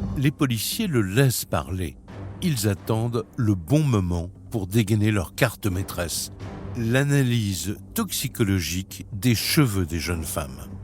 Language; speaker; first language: French; native; French